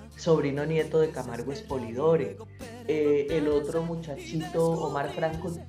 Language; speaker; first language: Spanish; native; Spanish